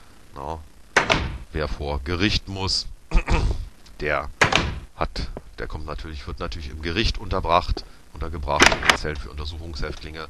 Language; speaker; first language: German; native; German